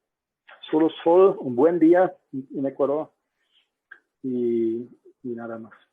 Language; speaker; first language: Spanish; non-native, learner; German